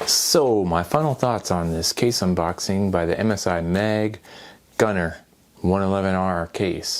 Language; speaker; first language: English; native; English